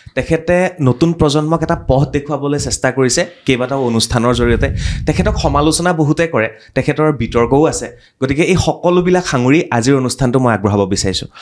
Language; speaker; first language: Assamese; native; Assamese